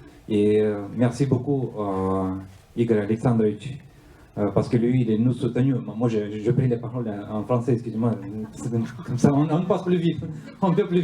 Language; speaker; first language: French; non-native, learner; Russian